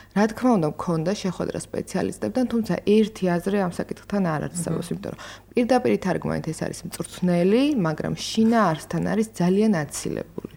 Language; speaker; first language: Georgian; native; Georgian